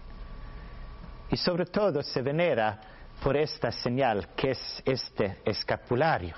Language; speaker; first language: Spanish; non-native, learner; Swedish